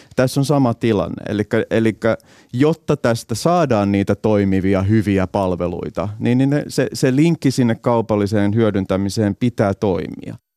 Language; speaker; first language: Finnish; native; Finnish